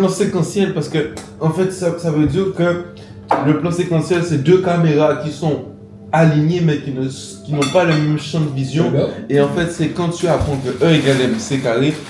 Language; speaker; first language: French; native; French